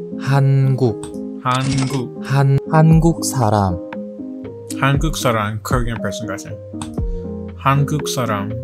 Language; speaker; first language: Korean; non-native, learner; English